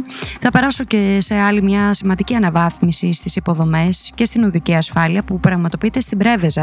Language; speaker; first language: Greek; native; Greek